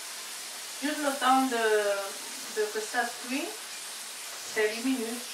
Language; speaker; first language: French; non-native, learner; Spanish